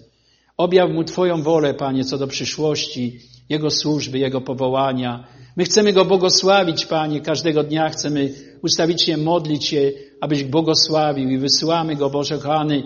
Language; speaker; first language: Polish; native; Polish